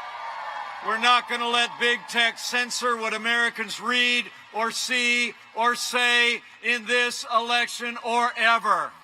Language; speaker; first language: English; native; English